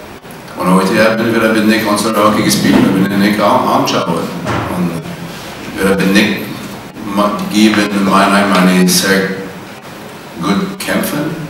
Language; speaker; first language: German; non-native, learner; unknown